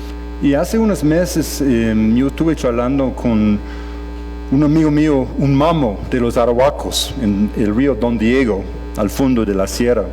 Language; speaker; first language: Spanish; non-native, fluent; English